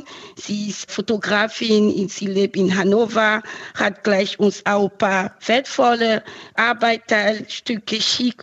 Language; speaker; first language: German; non-native, fluent; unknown